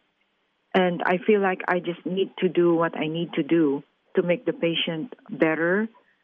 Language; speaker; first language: English; non-native, local second language; Filipino